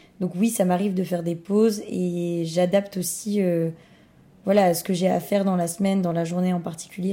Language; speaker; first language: French; native; French